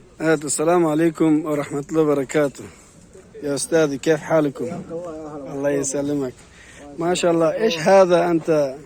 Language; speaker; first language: Arabic; non-native, fluent; Turkish